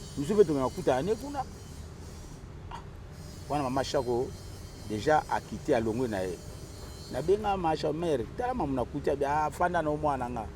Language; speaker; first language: Lingala; non-native, local second language; Kongo